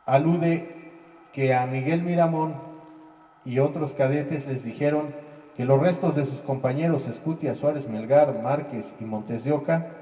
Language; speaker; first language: Spanish; native; Spanish